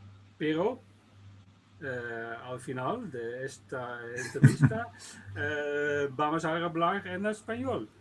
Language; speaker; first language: Spanish; non-native, learner; Dutch